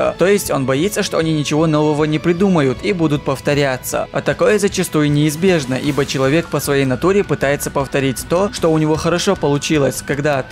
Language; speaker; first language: Russian; native; Russian